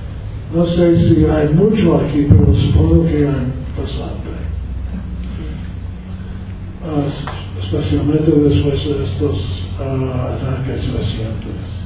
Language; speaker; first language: Spanish; non-native, learner; English